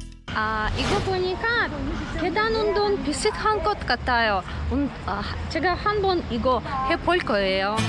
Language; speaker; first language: Korean; non-native, fluent; Russian